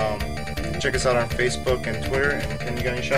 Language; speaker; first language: English; native; English